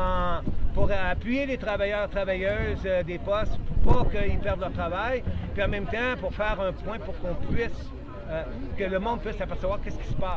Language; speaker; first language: French; native; French